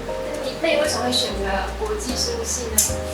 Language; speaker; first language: Chinese; native; Chinese